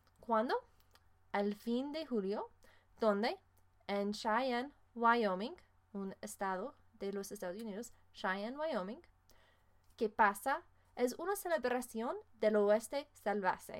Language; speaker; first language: Spanish; non-native, fluent; English